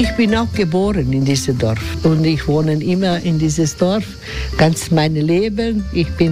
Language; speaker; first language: German; non-native, learner; Croatian